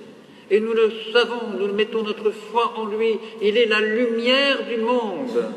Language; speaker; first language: French; native; French